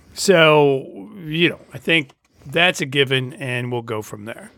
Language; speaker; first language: English; native; English